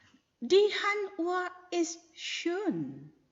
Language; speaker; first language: German; non-native, fluent; Indonesian